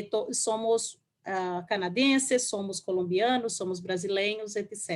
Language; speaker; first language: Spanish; non-native, learner; Portuguese